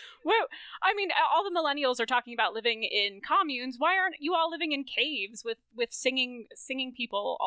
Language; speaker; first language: English; native; English